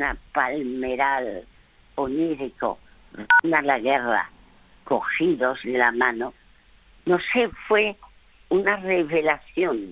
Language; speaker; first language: Spanish; early bilingual, other home language; French